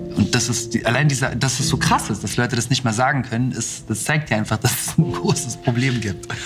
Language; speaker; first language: German; early bilingual, other home language; Russian